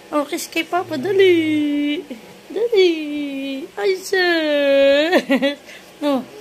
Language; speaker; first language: Filipino; native; Filipino